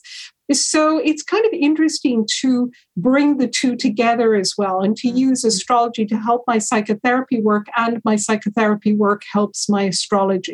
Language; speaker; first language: English; native; English